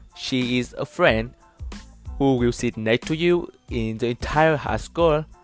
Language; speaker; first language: English; non-native, learner; Vietnamese